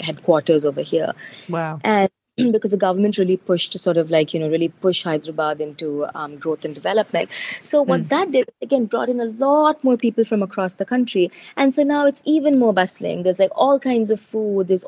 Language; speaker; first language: English; non-native, local second language; Telugu